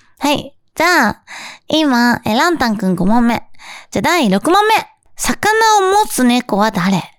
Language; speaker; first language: Japanese; native; Japanese